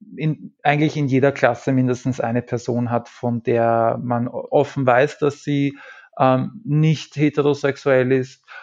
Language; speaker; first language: German; native; German